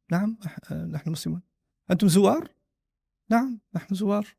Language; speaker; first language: Arabic; non-native, learner; English